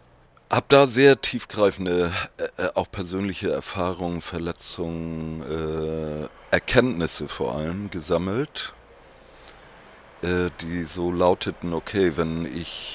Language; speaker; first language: German; native; German